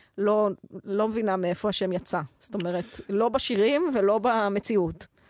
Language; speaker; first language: Hebrew; native; Hebrew